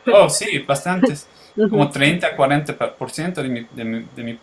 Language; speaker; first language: Spanish; early bilingual, heritage; English